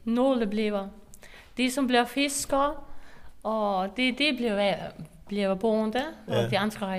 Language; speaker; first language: Danish; non-native, local second language; Faroese